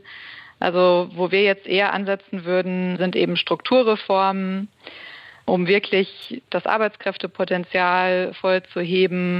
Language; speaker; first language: German; native; German